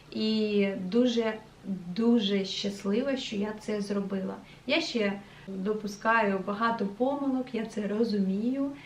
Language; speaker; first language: Ukrainian; non-native, local second language; Russian